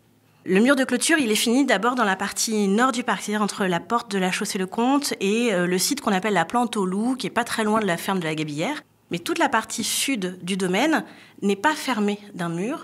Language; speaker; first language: French; native; French